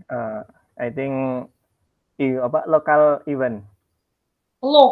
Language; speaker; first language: English; non-native, learner; Indonesian